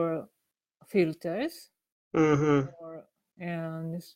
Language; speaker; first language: English; non-native, learner; Japanese